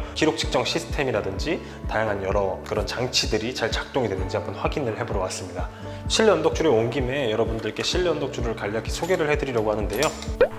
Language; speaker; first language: Korean; native; Korean